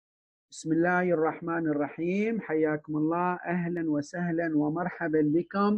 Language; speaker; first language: Arabic; native; Arabic